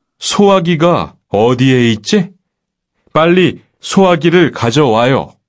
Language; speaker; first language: Korean; native; Korean